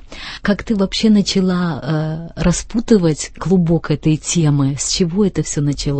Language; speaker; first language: Russian; native; Russian